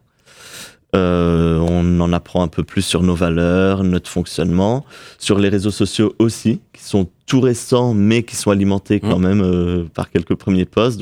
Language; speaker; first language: French; native; French